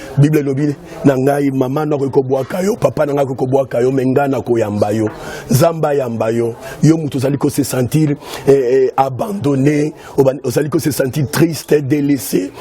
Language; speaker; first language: Lingala; native; Lingala